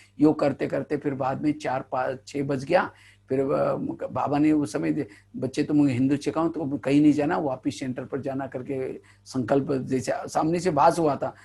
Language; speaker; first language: Hindi; non-native, local second language; Marathi